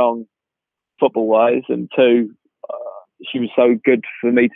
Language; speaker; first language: English; native; English